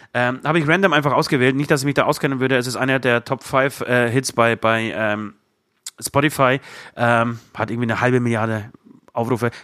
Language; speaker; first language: German; native; German